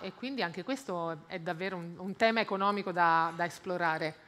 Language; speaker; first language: Italian; native; Italian